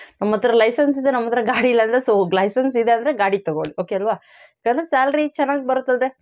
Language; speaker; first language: Kannada; native; Kannada